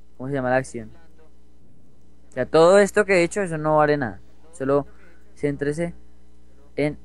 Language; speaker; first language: Spanish; native; Spanish